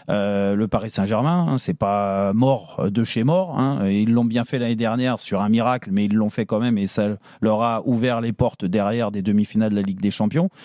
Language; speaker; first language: French; native; French